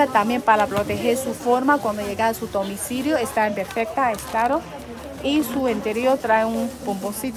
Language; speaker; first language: Spanish; non-native, learner; Chinese